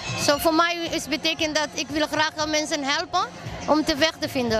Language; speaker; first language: Dutch; non-native, learner; Somali